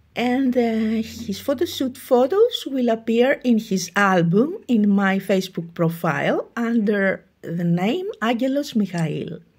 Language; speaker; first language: English; non-native, fluent; Greek